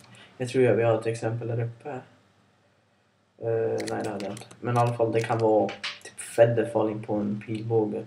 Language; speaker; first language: Swedish; native; Swedish